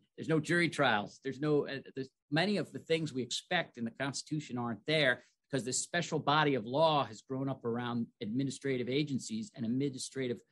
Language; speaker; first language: English; native; English